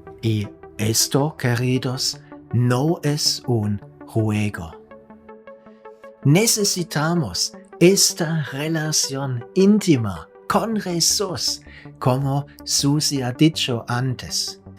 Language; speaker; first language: Spanish; non-native, fluent; German